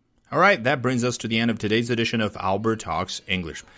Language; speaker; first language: English; non-native, fluent; Chinese